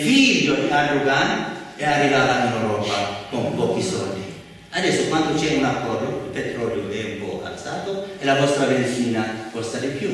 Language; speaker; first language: Italian; non-native, fluent; Arabic